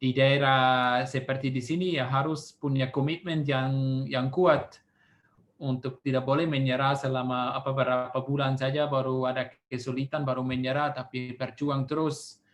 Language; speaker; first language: Indonesian; non-native, fluent; Swiss German